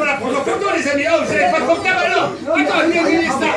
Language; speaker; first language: French; native; French